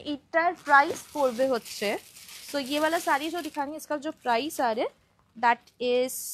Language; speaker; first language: Hindi; non-native, local second language; Bangla